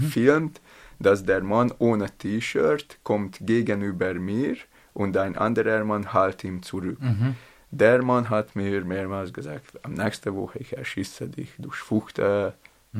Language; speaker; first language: German; non-native, learner; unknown